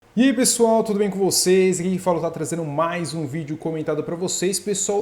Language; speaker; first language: Portuguese; native; Portuguese